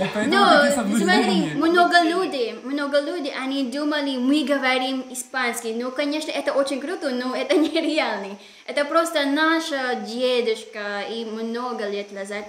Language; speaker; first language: Russian; non-native, learner; Filipino